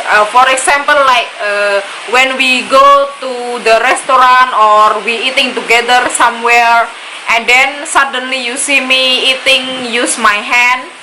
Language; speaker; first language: English; non-native, learner; Indonesian